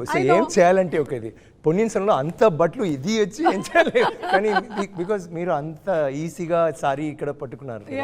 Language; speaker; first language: Telugu; non-native, learner; Tamil